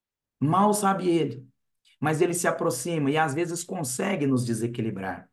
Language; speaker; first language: Portuguese; native; Portuguese